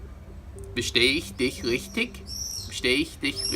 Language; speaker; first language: German; non-native, fluent; English